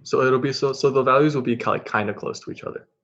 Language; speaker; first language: English; native; English